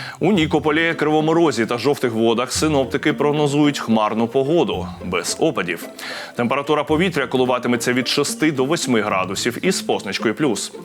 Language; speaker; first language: Ukrainian; native; Ukrainian